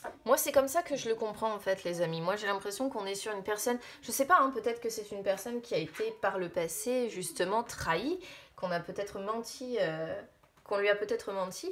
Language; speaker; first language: French; native; French